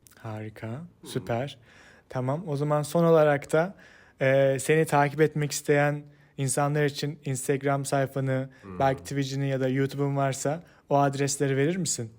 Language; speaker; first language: Turkish; native; Turkish